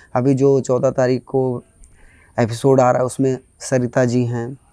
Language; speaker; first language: Hindi; non-native, local second language; Bhojpuri